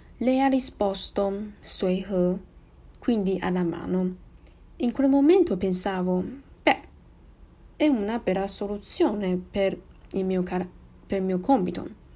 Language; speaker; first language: Italian; non-native, fluent; Chinese